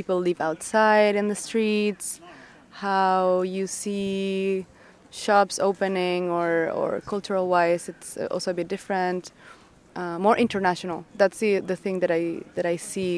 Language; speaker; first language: English; non-native, fluent; Spanish